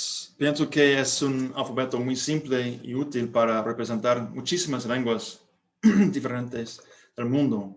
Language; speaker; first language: Spanish; non-native, fluent; English